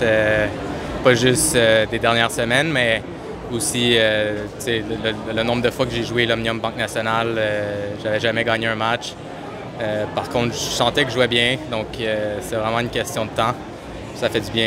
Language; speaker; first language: French; native; French